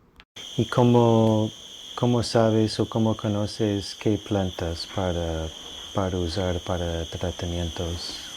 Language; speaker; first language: Spanish; non-native, fluent; English